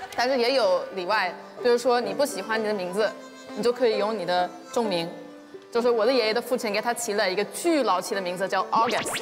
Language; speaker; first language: Chinese; non-native, fluent; English